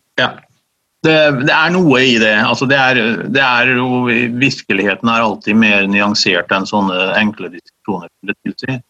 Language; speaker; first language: Norwegian; native; Norwegian